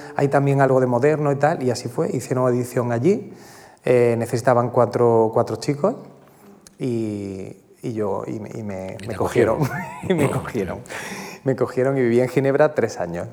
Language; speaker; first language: Spanish; native; Spanish